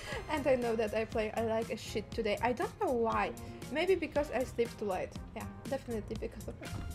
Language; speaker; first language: English; non-native, fluent; Polish